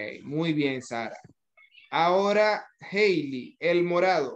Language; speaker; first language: Spanish; native; Spanish